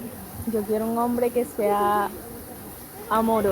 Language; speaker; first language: Spanish; native; Spanish